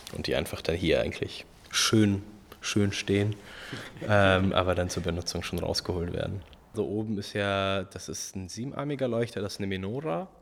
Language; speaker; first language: German; early bilingual, other home language; Russian